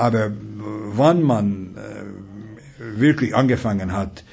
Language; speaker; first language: German; non-native, fluent; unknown